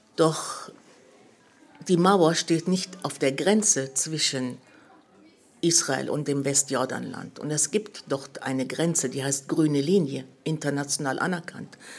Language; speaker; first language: German; early bilingual, other home language; Arabic